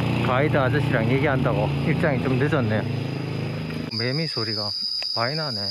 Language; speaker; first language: Korean; native; Korean